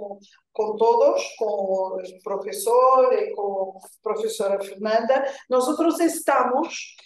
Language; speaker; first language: Spanish; non-native, fluent; Portuguese